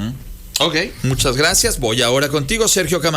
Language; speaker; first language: Spanish; native; Spanish